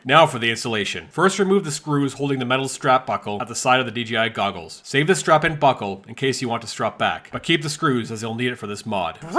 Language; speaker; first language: English; native; English